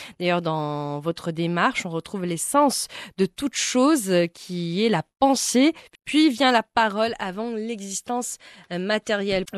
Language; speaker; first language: French; non-native, local second language; Arabic